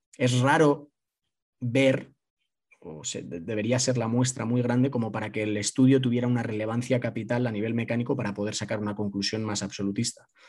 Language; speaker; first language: Spanish; native; Spanish